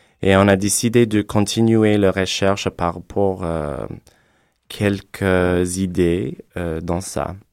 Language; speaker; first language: French; non-native, fluent; English